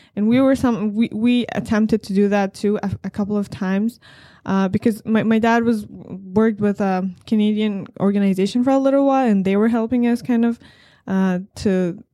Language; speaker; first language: English; non-native, fluent; Persian